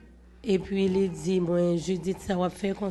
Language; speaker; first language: French; non-native, local second language; Haitian Creole